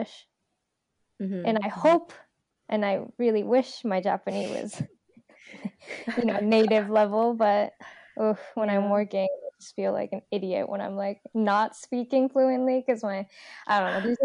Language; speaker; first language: English; non-native, fluent; Japanese